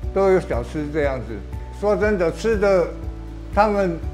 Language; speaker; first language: Chinese; native; Chinese